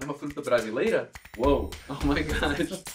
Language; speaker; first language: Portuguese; non-native, fluent; English